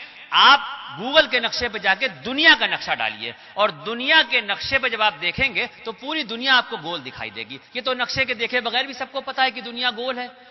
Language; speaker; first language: Urdu; native; Urdu